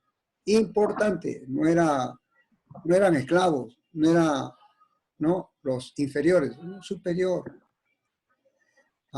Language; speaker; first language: Spanish; native; Spanish